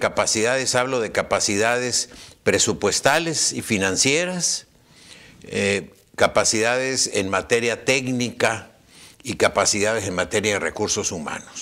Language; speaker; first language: Spanish; native; Spanish